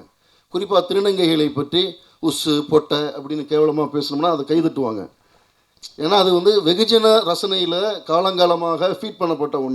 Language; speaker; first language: Tamil; native; Tamil